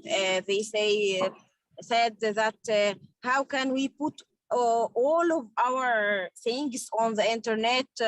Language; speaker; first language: English; non-native, learner; Arabic